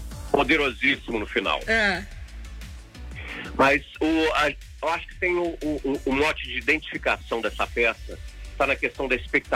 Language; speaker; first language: Portuguese; native; Portuguese